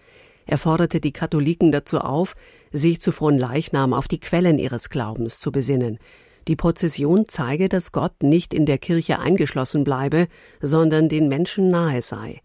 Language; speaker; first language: German; native; German